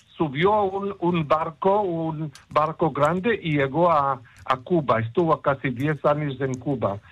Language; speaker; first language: Spanish; early bilingual, heritage; Ladino